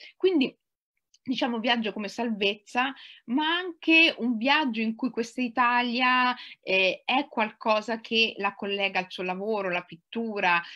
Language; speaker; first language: Italian; early bilingual, other home language; Somali